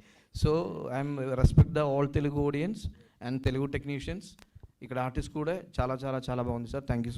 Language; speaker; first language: Telugu; non-native, learner; Malayalam